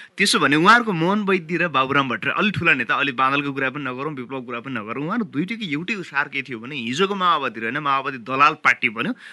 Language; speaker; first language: Nepali; native; Nepali